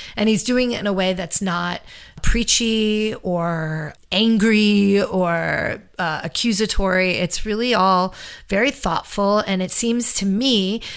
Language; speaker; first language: English; native; English